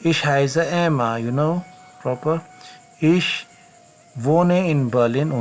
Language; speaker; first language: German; non-native, learner; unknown